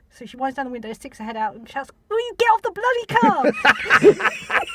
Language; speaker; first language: English; native; English